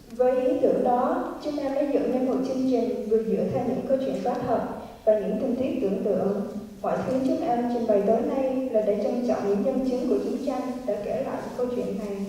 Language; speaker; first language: Vietnamese; early bilingual, heritage; Vietnamese